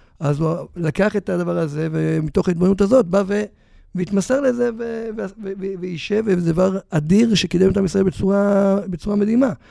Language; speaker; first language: Hebrew; native; Hebrew